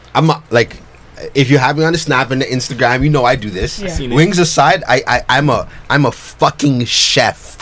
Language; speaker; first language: English; early bilingual, other home language; Yoruba